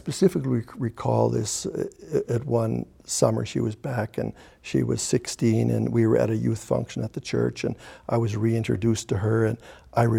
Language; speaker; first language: English; early bilingual, other home language; German